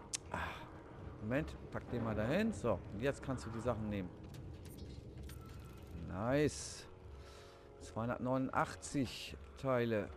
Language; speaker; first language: German; native; German